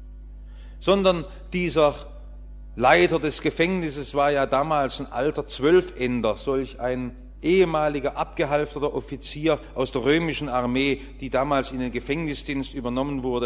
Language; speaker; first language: German; native; German